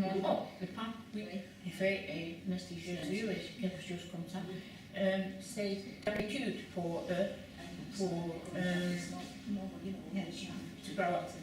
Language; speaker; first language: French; non-native, learner; English